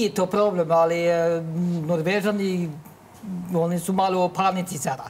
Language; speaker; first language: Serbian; non-native, learner; Norwegian